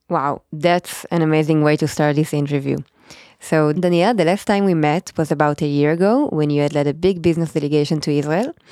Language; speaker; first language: English; non-native, fluent; Hebrew